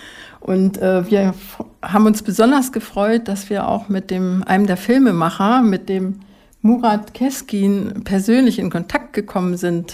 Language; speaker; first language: German; native; German